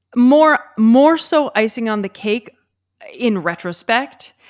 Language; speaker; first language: English; native; English